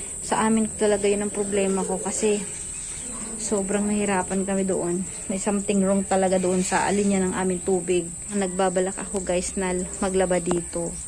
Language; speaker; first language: Filipino; non-native, local second language; Bikol